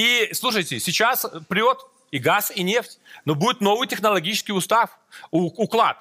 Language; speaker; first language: Russian; native; Russian